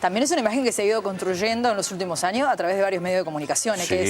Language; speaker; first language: Spanish; native; Spanish